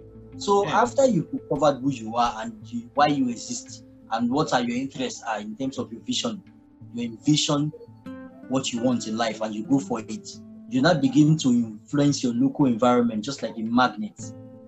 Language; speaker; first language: English; non-native, local second language; Yoruba